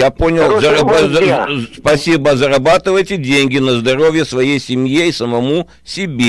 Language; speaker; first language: Russian; native; Russian